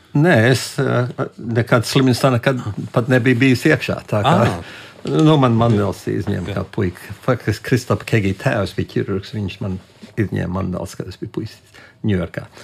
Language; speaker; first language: Latvian; early bilingual, heritage; Latvian